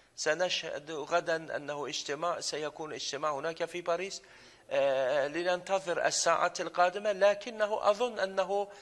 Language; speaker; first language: Arabic; non-native, fluent; Turkish